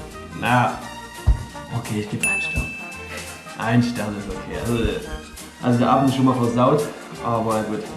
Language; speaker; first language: German; native; German